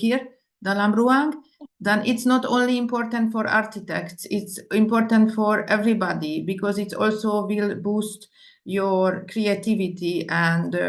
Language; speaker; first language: English; non-native, fluent; Indonesian